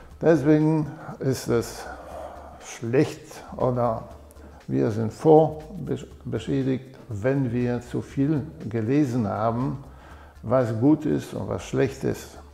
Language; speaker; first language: German; non-native, fluent; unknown